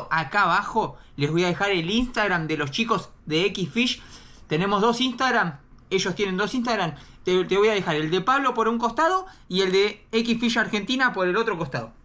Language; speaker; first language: Spanish; native; Spanish